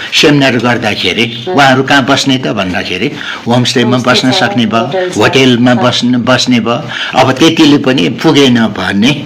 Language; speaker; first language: Nepali; non-native, local second language; Newari